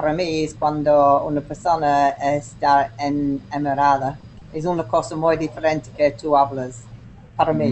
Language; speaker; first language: Spanish; non-native, learner; English